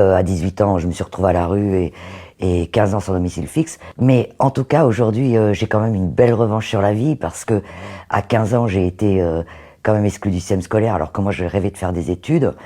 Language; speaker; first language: French; native; French